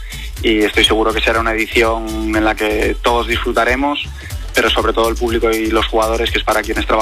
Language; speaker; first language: Spanish; native; Spanish